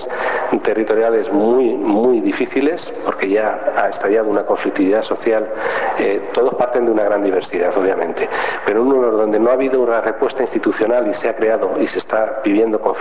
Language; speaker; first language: Spanish; native; Spanish